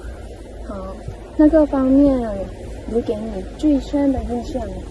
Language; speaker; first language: Chinese; non-native, learner; Lao